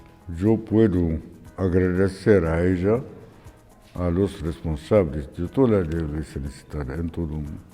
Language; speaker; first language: Spanish; non-native, fluent; Arabic